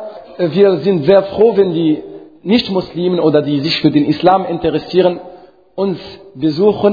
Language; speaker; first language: German; non-native, fluent; Arabic